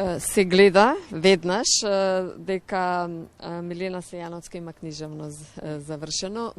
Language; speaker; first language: Macedonian; native; Macedonian